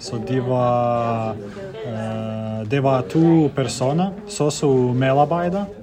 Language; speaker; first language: Danish; non-native, learner; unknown